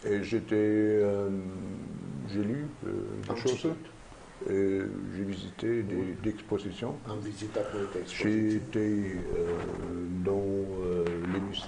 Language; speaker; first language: French; non-native, learner; German